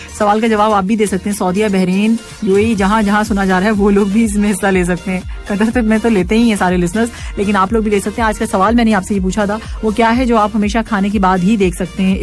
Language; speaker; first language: Urdu; native; Urdu